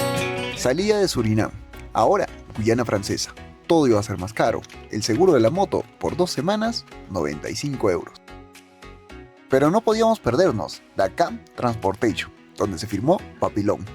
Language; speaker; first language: Spanish; native; Spanish